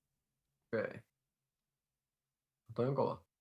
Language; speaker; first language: Finnish; native; Finnish